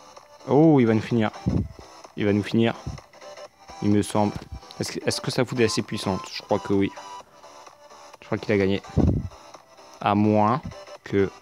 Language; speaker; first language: French; native; French